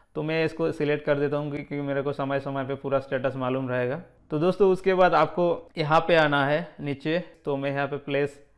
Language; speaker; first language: Hindi; non-native, local second language; Bangla